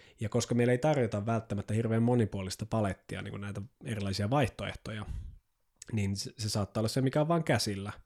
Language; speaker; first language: Finnish; native; Finnish